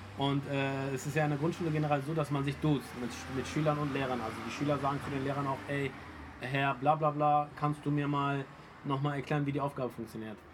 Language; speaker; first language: German; early bilingual, other home language; Turkish